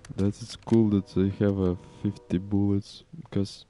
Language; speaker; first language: English; non-native, learner; Ukrainian